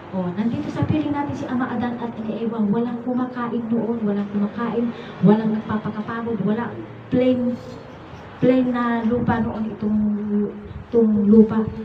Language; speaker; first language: Filipino; non-native, local second language; Iloko